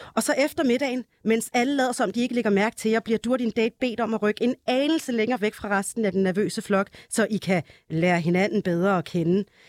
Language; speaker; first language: Danish; early bilingual, other home language; Arabic